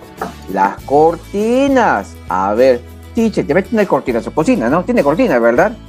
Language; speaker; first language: Spanish; native; Spanish